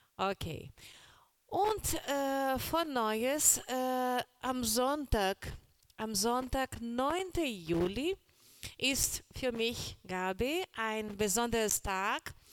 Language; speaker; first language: German; non-native, learner; Portuguese